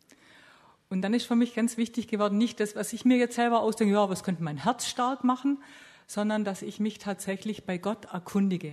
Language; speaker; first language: German; native; German